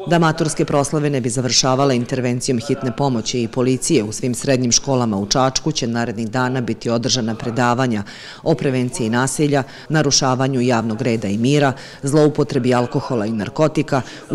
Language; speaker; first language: Serbian; native; Serbian